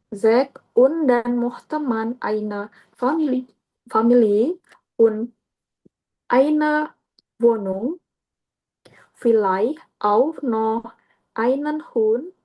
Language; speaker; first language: German; non-native, learner; Indonesian